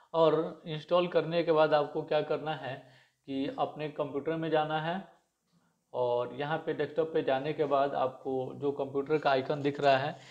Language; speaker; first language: Hindi; native; Hindi